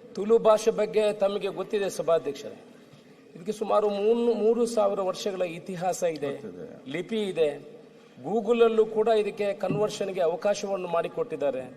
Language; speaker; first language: Kannada; non-native, local second language; Tulu